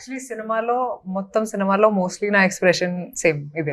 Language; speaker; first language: Telugu; non-native, fluent; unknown